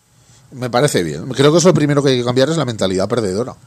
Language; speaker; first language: Spanish; native; Spanish